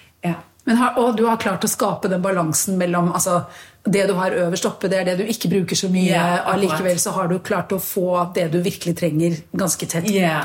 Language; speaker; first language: Norwegian; native; Norwegian